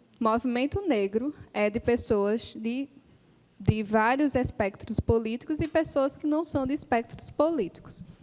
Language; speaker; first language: Portuguese; non-native, local second language; Upper Guinea Crioulo